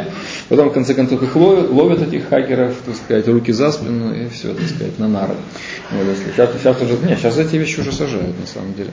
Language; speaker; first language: Russian; native; Russian